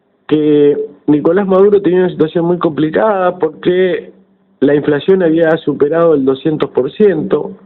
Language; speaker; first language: Spanish; native; Spanish